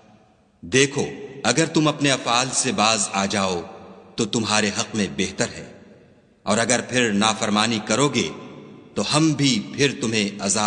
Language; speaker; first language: Urdu; native; Urdu